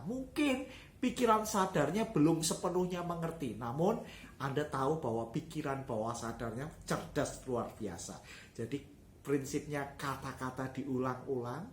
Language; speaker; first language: Indonesian; native; Indonesian